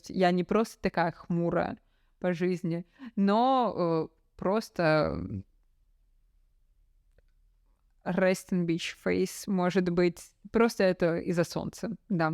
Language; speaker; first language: Russian; native; Russian